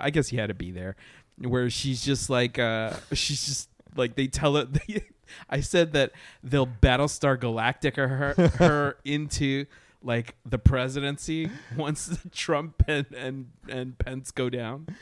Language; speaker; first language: English; early bilingual, other home language; Spanish